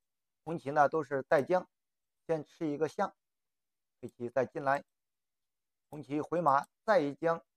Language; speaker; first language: Chinese; native; Chinese